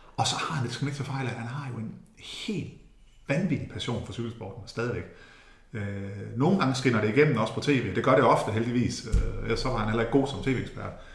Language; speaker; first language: Danish; native; Danish